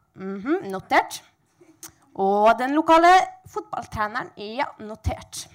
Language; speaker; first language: Norwegian; native; Norwegian